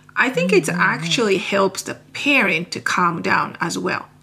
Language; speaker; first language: English; non-native, fluent; Japanese